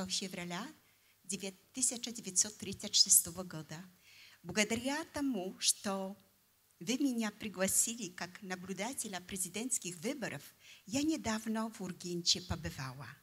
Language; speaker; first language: Russian; non-native, fluent; Polish